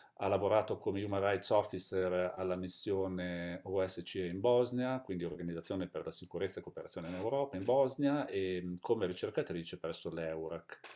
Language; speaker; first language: Italian; native; Italian